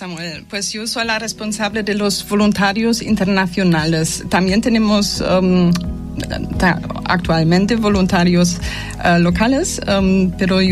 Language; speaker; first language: Spanish; non-native, fluent; German